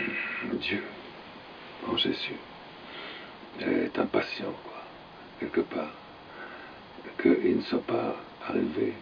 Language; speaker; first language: French; native; French